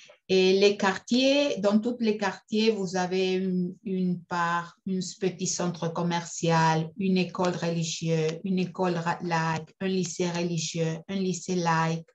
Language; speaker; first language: French; non-native, fluent; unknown